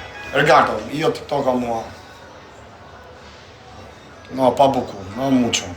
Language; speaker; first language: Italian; non-native, learner; Albanian